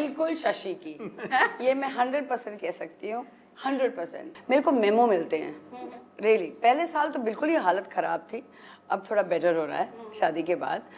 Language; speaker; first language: Hindi; non-native, local second language; Kashmiri